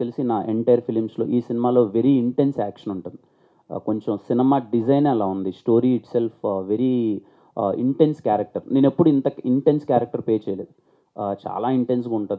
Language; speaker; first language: Telugu; native; Telugu